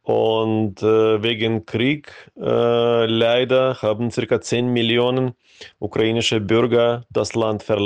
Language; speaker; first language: German; non-native, fluent; Ukrainian